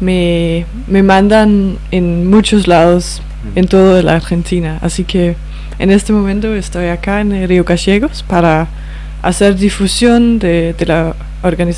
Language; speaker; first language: Spanish; non-native, fluent; Danish